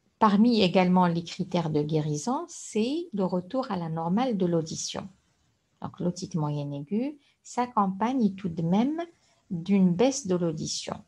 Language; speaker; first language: French; non-native, local second language; Arabic